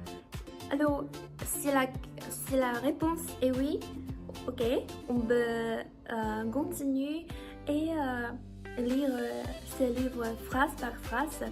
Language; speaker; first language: French; non-native, learner; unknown